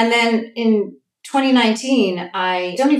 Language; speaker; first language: English; native; English